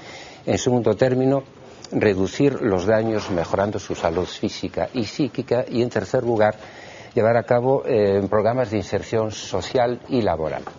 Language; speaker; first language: Spanish; native; Spanish